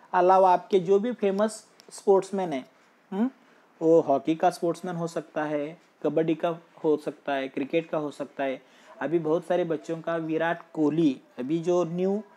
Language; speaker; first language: Hindi; non-native, local second language; Marathi